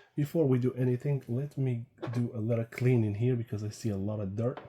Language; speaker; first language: English; non-native, fluent; Arabic